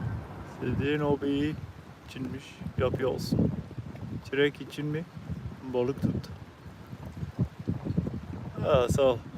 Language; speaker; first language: Turkish; non-native, learner; English